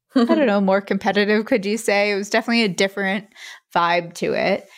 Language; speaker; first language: English; native; English